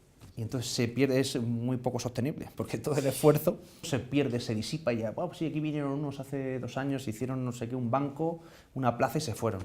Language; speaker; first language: Spanish; native; Spanish